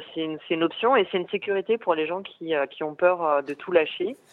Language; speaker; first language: French; native; French